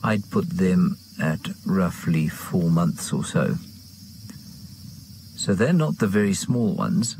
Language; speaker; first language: English; native; English